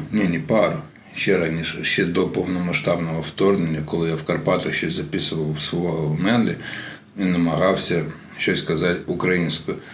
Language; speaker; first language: Ukrainian; non-native, local second language; Russian